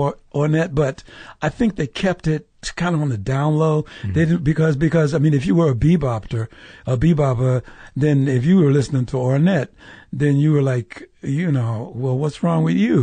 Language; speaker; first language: English; native; English